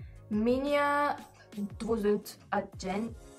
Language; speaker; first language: Russian; non-native, learner; French